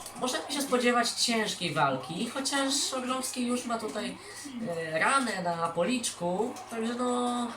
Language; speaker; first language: Polish; native; Polish